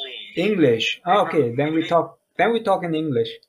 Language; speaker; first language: English; non-native, fluent; German